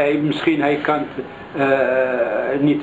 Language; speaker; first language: Dutch; non-native, learner; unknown